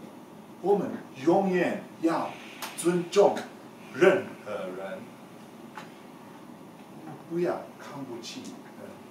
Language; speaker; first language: Chinese; non-native, learner; English